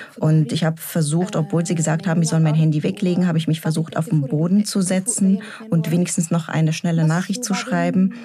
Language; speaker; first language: German; non-native, fluent; Arabic